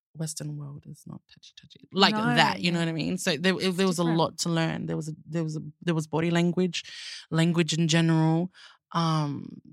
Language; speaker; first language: English; native; English